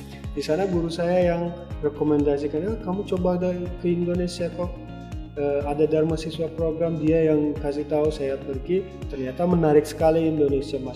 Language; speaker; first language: Indonesian; non-native, fluent; Turkmen